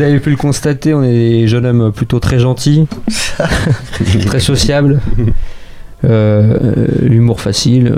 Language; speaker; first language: French; native; French